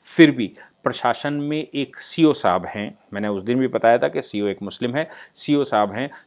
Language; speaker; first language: Hindi; native; Hindi